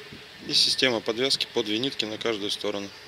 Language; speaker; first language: Russian; native; Russian